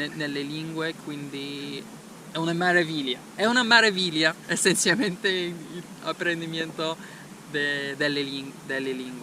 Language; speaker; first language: Italian; non-native, learner; English